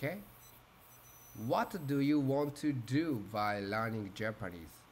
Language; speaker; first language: English; non-native, learner; Japanese